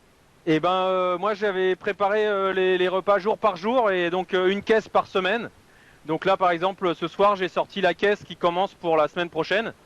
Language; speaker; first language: French; native; French